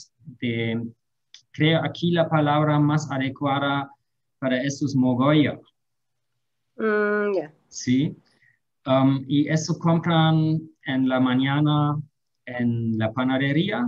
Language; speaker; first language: Spanish; non-native, fluent; German